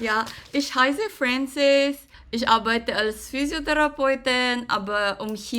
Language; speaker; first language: German; non-native, learner; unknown